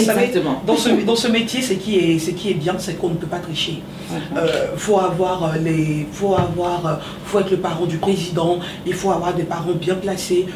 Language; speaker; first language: French; native; French